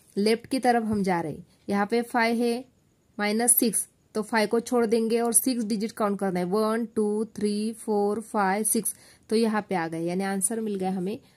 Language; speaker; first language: Hindi; non-native, local second language; Marathi